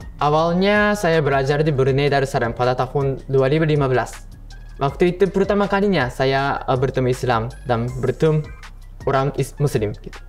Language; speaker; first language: Indonesian; non-native, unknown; Japanese